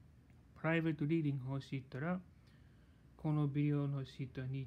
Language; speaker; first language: Japanese; non-native, learner; English